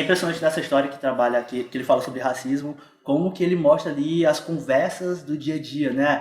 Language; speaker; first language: Portuguese; native; Portuguese